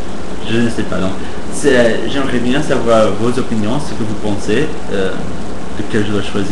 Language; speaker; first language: French; non-native, fluent; English